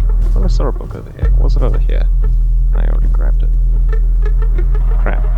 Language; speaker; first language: English; native; English